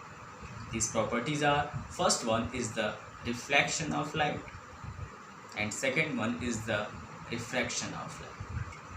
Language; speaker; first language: English; non-native, local second language; Hindi